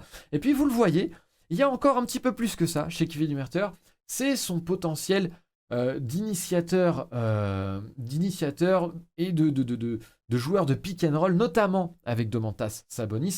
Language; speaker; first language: French; native; French